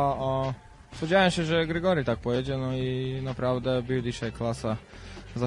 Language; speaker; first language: Polish; non-native, fluent; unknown